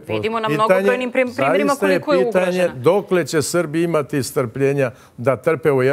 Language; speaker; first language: Bosnian; non-native, local second language; Albanian